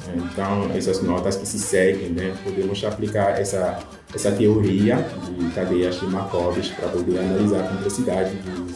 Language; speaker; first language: Portuguese; non-native, fluent; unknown